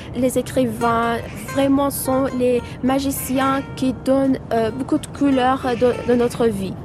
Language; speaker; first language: French; non-native, fluent; Persian